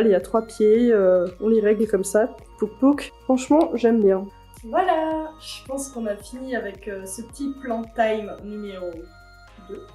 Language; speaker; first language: French; native; French